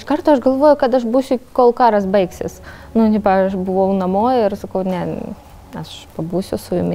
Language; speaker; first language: Lithuanian; non-native, learner; Ukrainian